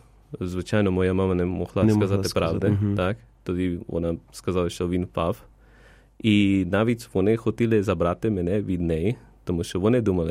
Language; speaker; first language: Ukrainian; non-native, fluent; Spanish